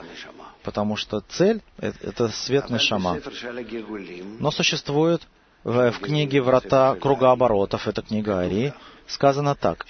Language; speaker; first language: Russian; native; Russian